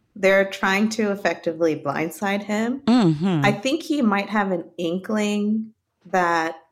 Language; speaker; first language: English; native; English